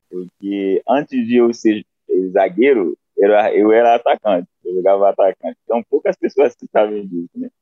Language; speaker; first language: Portuguese; non-native, fluent; Haitian Creole